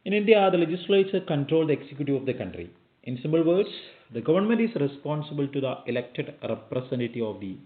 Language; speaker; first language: English; non-native, local second language; Malayalam